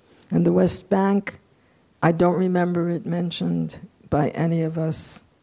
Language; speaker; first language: English; early bilingual, other home language; Polish